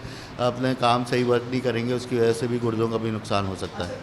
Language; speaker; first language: Urdu; native; Urdu